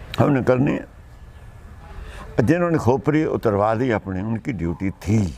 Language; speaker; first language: Hindi; non-native, local second language; Punjabi